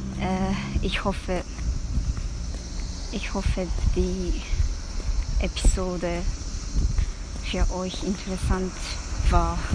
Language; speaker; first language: German; non-native, learner; Japanese